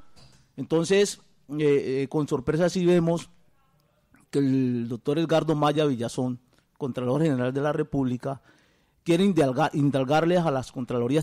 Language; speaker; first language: Spanish; native; Spanish